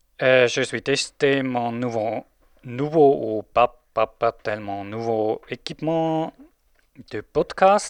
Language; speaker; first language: French; non-native, local second language; German